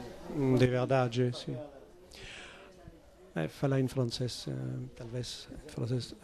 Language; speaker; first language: Portuguese; non-native, learner; French